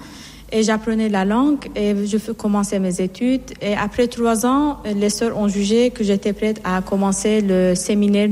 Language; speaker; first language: French; non-native, fluent; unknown